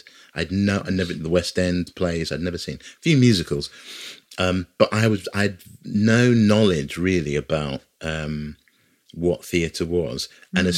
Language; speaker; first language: English; native; English